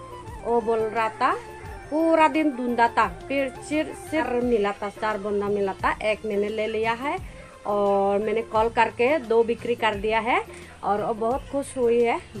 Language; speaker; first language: Hindi; non-native, local second language; Chakma